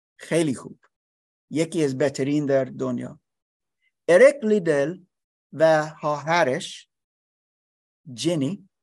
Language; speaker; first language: Persian; non-native, learner; English